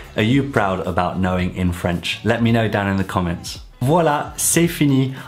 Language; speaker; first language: English; native; English